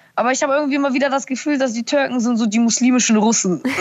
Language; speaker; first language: German; early bilingual, other home language; Russian